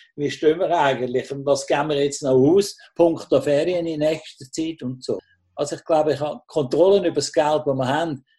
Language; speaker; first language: German; native; German